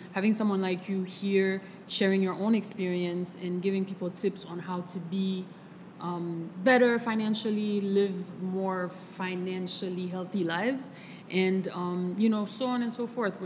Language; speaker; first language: English; non-native, fluent; Haitian Creole